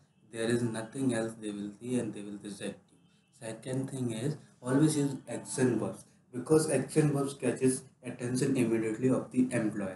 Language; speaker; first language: English; non-native, local second language; Hindi